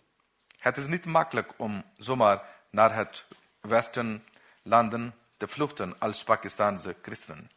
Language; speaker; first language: Dutch; non-native, learner; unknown